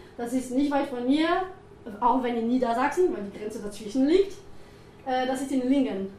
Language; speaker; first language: German; non-native, fluent; French